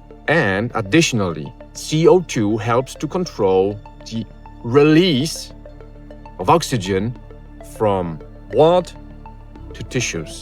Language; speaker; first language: English; non-native, fluent; Polish